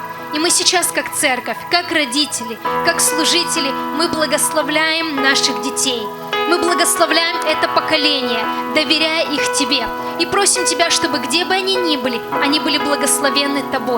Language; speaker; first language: Russian; native; Russian